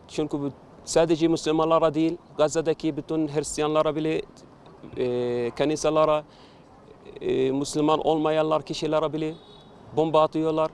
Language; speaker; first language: Turkish; non-native, fluent; Arabic